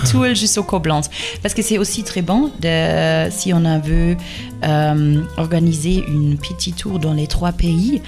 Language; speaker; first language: French; non-native, fluent; German